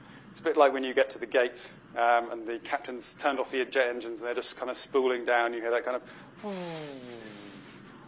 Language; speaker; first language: English; native; English